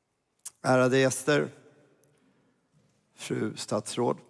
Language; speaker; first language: Swedish; native; Swedish